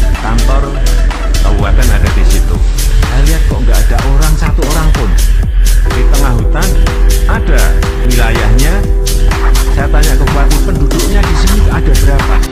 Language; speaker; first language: Indonesian; native; Indonesian